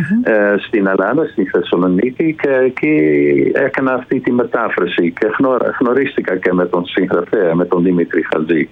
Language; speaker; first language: Greek; non-native, fluent; Dutch